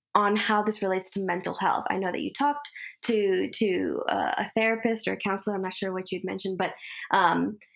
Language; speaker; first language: English; early bilingual, other home language; Spanish